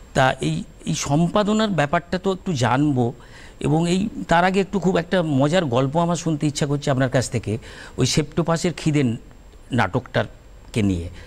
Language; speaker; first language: Bangla; native; Bangla